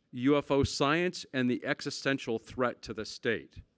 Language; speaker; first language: English; native; English